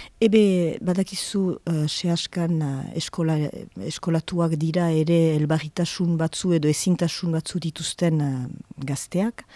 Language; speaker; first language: Basque; native; Basque